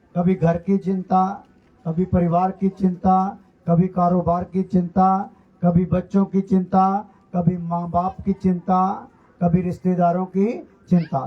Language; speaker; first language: Hindi; non-native, local second language; Punjabi